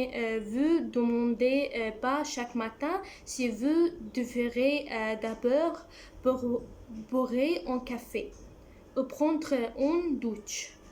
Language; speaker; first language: French; non-native, learner; Arabic